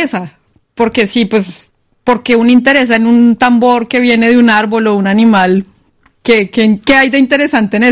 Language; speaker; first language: Spanish; native; Spanish